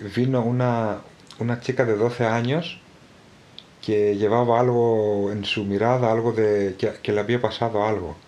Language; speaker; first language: Spanish; non-native, fluent; Greek